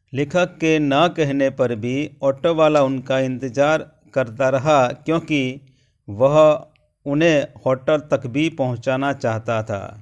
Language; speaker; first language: Hindi; non-native, local second language; Gujarati